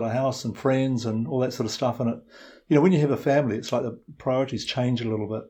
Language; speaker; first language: English; native; English